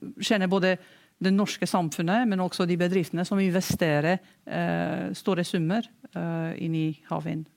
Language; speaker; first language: Norwegian; non-native, fluent; Romanian